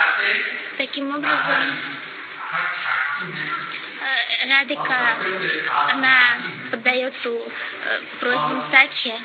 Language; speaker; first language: Russian; native; Russian